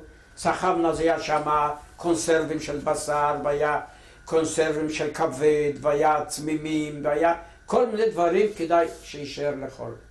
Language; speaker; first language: Hebrew; non-native, fluent; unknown